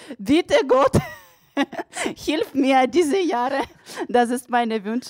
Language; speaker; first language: German; non-native, learner; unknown